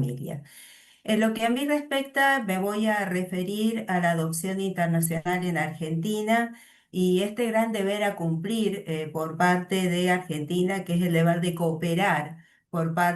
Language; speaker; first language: Spanish; native; Spanish